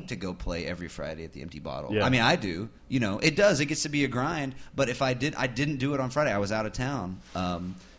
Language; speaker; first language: English; native; English